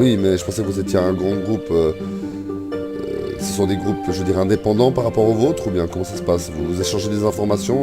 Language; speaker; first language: French; native; French